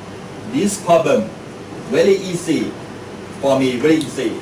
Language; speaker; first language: English; non-native, learner; Thai